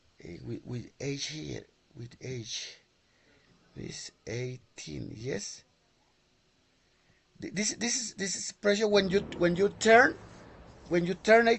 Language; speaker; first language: English; non-native, learner; Spanish